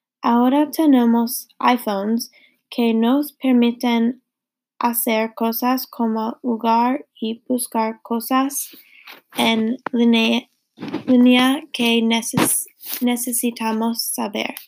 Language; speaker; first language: Spanish; non-native, learner; English